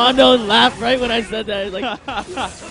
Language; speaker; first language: English; native; English